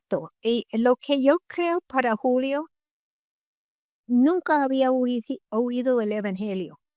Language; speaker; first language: Spanish; non-native, fluent; English